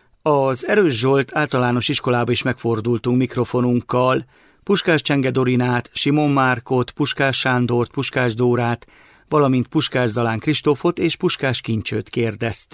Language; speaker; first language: Hungarian; native; Hungarian